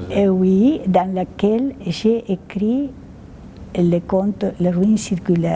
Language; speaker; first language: French; non-native, fluent; Spanish